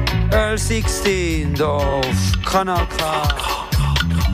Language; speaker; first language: German; native; German